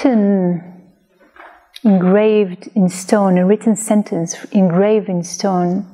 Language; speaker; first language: English; non-native, fluent; Hebrew